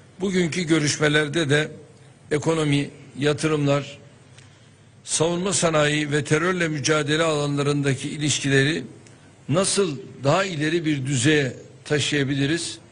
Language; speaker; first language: Turkish; native; Turkish